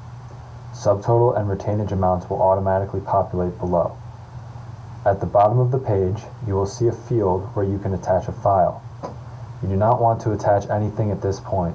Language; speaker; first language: English; native; English